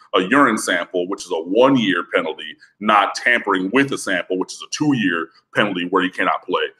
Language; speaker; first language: English; native; English